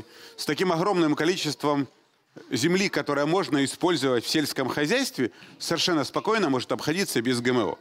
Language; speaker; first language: Russian; native; Russian